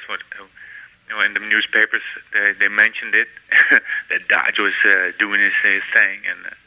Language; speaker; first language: English; non-native, fluent; Dutch